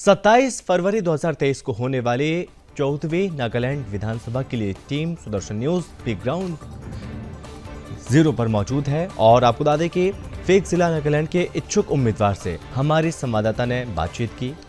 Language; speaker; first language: Hindi; native; Hindi